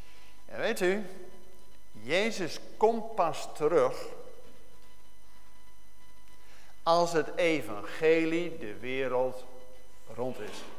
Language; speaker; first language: Dutch; native; Dutch